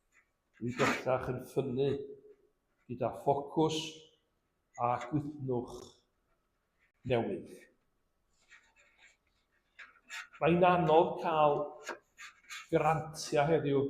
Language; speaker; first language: Welsh; native; Welsh